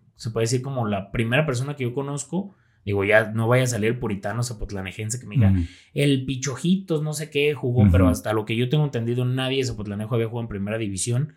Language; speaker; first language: Spanish; native; Spanish